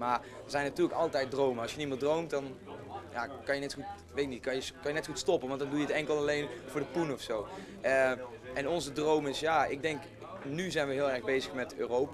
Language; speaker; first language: Dutch; native; Dutch